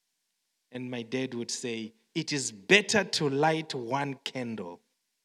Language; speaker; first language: English; non-native, local second language; Shona